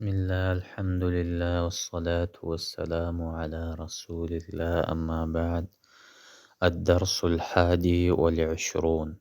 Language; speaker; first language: Arabic; non-native, fluent; Pashto